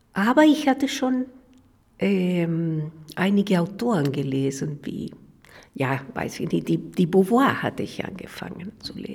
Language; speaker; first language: German; non-native, fluent; Spanish